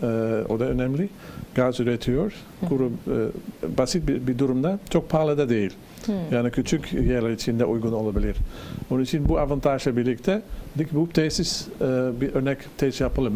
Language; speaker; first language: Turkish; non-native, learner; Dutch